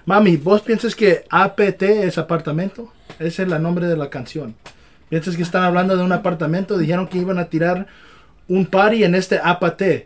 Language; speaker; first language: Spanish; early bilingual, heritage; Spanish